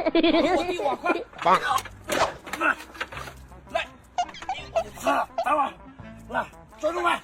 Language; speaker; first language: Chinese; native; Chinese